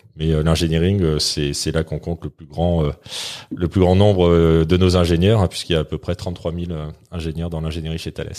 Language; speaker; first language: French; native; French